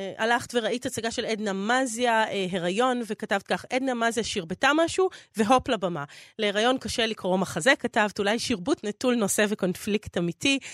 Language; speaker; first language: Hebrew; native; Hebrew